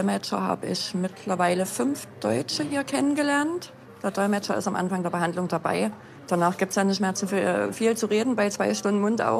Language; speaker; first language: German; native; German